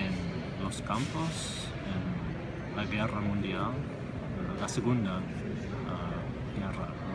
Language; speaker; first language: Spanish; non-native, fluent; English